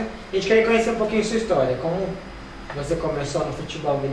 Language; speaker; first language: Portuguese; native; Portuguese